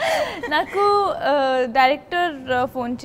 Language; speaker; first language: Telugu; non-native, local second language; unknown